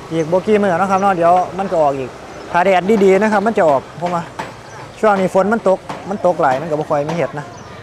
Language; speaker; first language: Thai; native; Thai